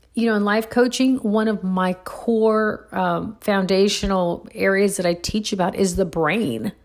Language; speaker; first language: English; early bilingual, other home language; Spanish